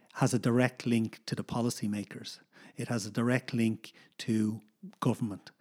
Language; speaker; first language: English; native; English